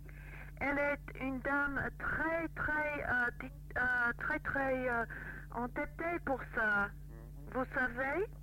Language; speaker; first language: French; non-native, fluent; English